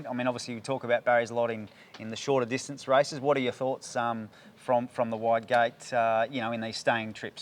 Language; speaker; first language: English; native; English